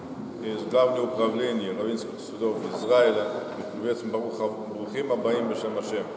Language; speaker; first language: Russian; non-native, fluent; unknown